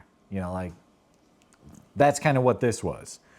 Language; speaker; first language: English; native; English